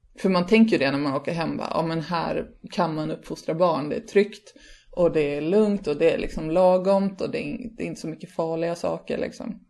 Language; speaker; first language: Swedish; native; Swedish